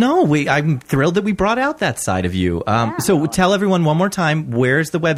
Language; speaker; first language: English; native; English